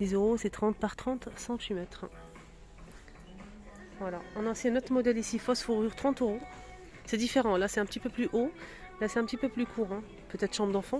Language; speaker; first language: French; native; French